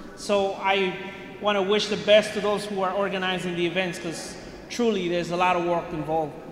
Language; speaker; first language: English; non-native, fluent; Spanish